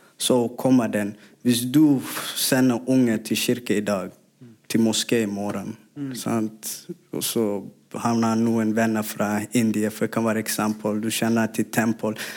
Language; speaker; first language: Norwegian; non-native, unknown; Somali